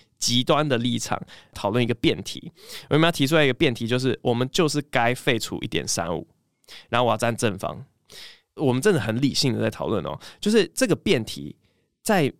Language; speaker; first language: Chinese; early bilingual, other home language; English